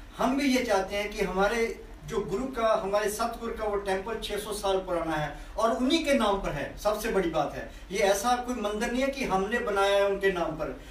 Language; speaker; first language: Hindi; non-native, local second language; Punjabi